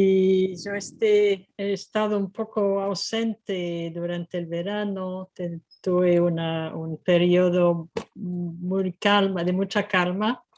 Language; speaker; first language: Spanish; non-native, fluent; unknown